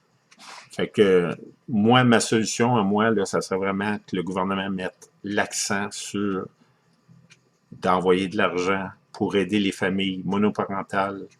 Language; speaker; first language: French; native; French